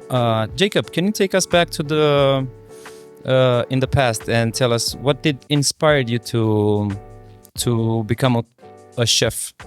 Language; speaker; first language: English; non-native, fluent; Romanian